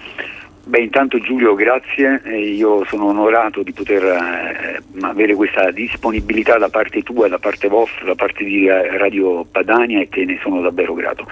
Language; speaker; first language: Italian; native; Italian